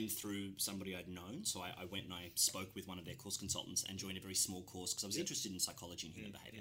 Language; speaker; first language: English; native; English